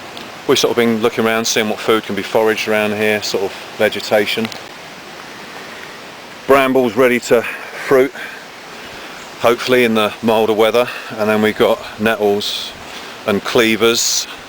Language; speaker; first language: English; native; English